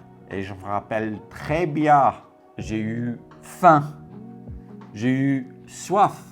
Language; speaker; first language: French; non-native, fluent; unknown